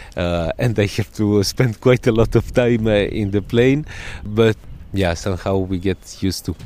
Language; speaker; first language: English; non-native, fluent; Serbian